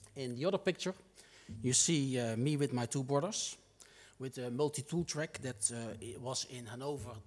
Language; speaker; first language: English; non-native, fluent; Dutch